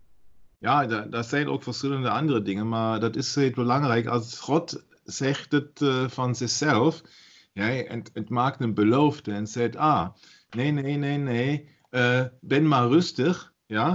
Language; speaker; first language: Dutch; non-native, learner; German